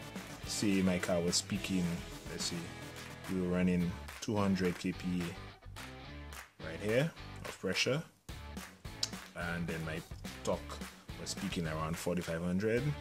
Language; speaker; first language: English; native; English